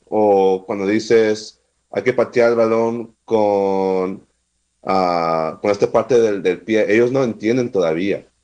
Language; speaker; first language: Spanish; non-native, fluent; English